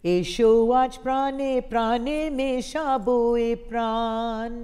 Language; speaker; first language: Bangla; non-native, learner; Tamil